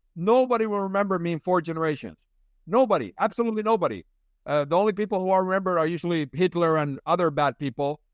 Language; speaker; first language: English; non-native, fluent; Finnish